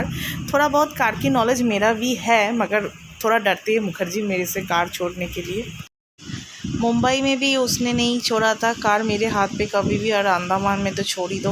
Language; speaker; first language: Hindi; non-native, local second language; Bangla